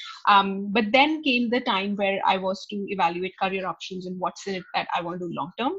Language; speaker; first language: English; non-native, local second language; Hindi